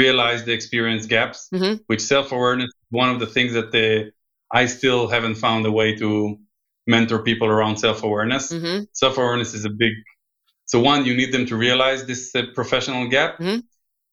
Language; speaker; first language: English; non-native, fluent; Hebrew